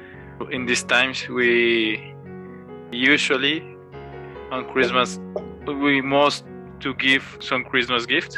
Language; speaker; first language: English; non-native, learner; Spanish